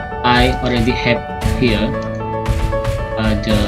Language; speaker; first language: English; non-native, learner; Indonesian